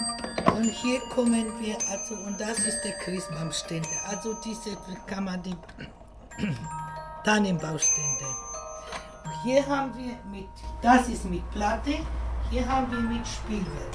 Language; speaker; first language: German; non-native, fluent; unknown